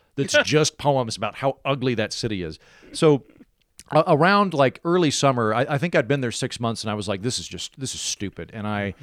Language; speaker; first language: English; native; English